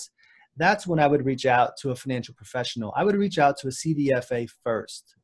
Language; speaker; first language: English; native; English